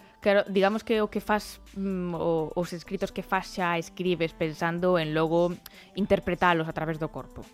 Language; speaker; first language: Galician; native; Galician